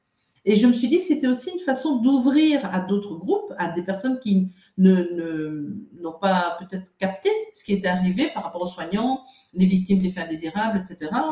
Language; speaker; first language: French; native; French